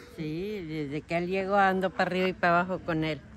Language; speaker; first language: Spanish; native; Spanish